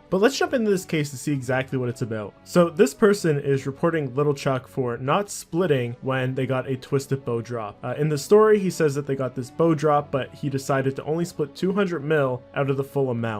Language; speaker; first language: English; native; English